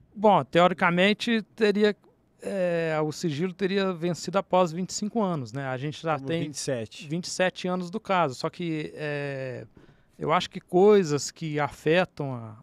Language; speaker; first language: Portuguese; native; Portuguese